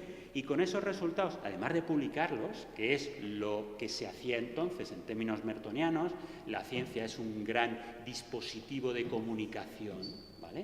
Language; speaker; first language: Spanish; native; Spanish